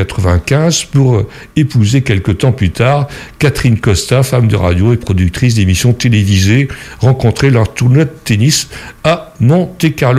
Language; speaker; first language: French; native; French